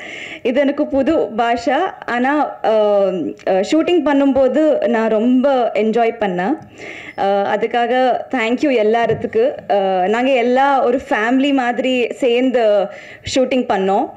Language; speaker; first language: Tamil; non-native, learner; Telugu